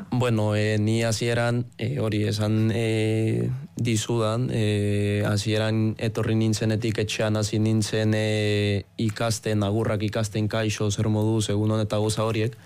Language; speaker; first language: Basque; non-native, fluent; Spanish